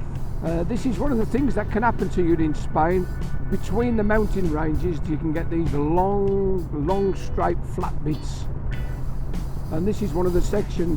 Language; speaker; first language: English; native; English